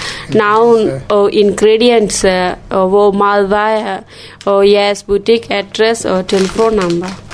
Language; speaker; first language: Danish; non-native, learner; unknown